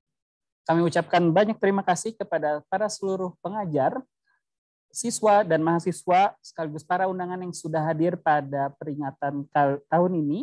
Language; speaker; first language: Indonesian; native; Indonesian